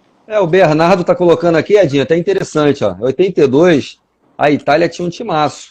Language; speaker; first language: Portuguese; native; Portuguese